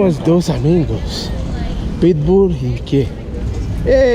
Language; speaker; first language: Spanish; non-native, learner; Haitian Creole